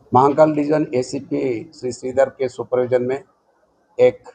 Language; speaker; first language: Hindi; non-native, local second language; Telugu